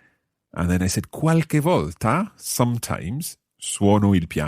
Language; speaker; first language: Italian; non-native, fluent; English